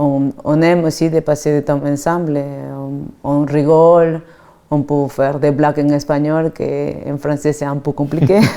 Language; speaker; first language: French; non-native, fluent; Spanish